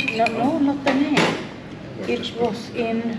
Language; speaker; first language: English; non-native, fluent; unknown